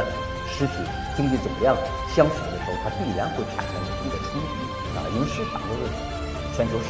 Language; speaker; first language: Chinese; native; Chinese